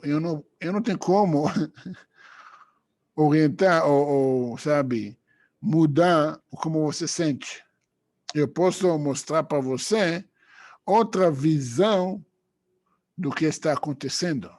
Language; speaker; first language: Portuguese; non-native, fluent; Hebrew